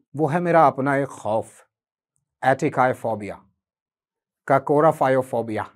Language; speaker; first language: Hindi; native; Hindi